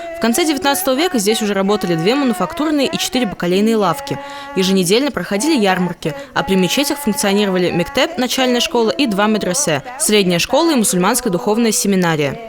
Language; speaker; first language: Russian; native; Russian